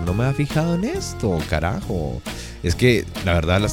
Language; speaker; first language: Spanish; native; Spanish